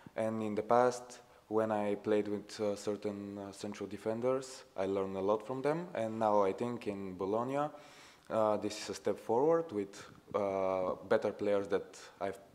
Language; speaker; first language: English; non-native, fluent; Bulgarian